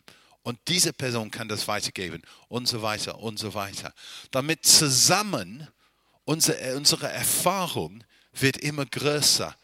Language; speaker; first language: German; non-native, fluent; English